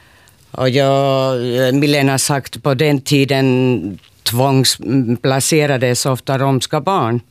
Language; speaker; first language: Swedish; non-native, local second language; Finnish